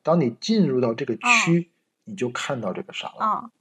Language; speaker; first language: Chinese; native; Chinese